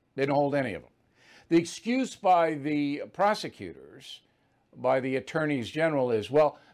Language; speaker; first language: English; native; English